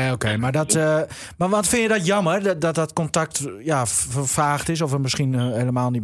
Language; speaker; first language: Dutch; native; Dutch